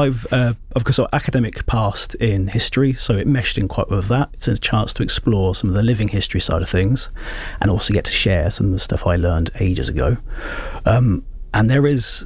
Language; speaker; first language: English; native; English